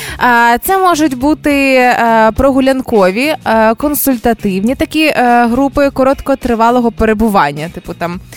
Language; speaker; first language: Ukrainian; native; Ukrainian